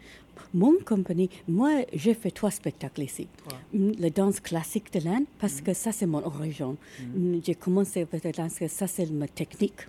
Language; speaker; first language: French; non-native, learner; Japanese